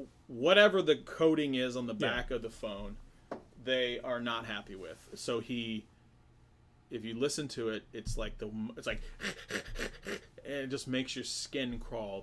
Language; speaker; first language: English; native; English